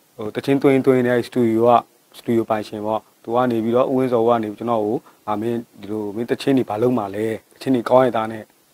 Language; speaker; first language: Burmese; non-native, local second language; Mon